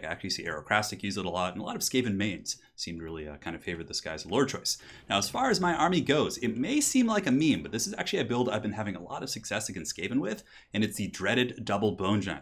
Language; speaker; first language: English; native; English